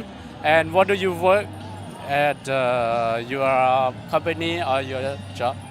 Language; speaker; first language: English; non-native, learner; Hmong